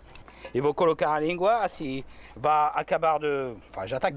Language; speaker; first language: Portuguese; non-native, fluent; French